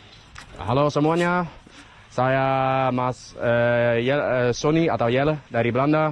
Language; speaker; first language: Indonesian; non-native, learner; Dutch